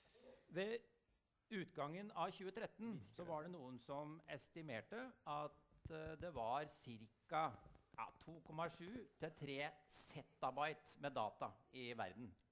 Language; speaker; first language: Norwegian; native; Norwegian